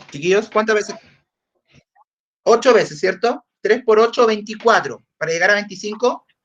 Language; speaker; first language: Spanish; native; Spanish